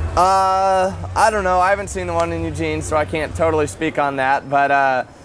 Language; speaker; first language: English; native; English